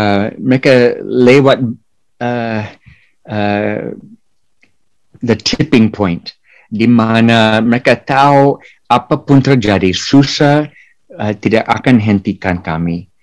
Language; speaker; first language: Indonesian; non-native, fluent; English